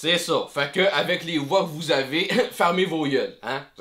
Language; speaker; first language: French; native; French